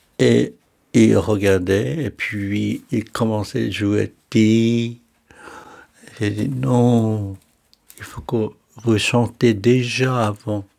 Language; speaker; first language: French; non-native, fluent; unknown